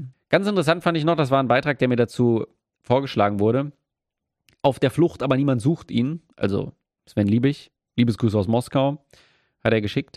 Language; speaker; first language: German; native; German